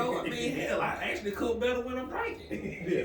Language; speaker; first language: English; native; English